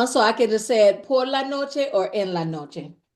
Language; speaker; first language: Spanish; non-native, fluent; English